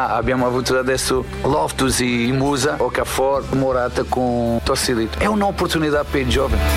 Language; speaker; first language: Italian; non-native, fluent; Portuguese